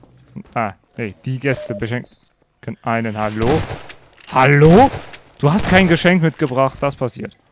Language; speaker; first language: German; native; German